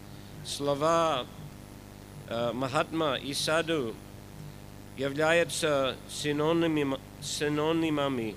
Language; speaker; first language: Russian; non-native, fluent; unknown